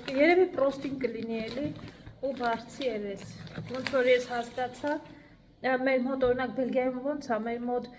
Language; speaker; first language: Armenian; native; Armenian